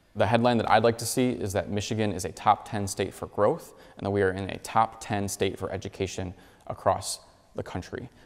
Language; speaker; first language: English; native; English